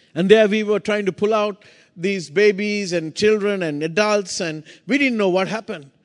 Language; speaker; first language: English; non-native, local second language; Sinhala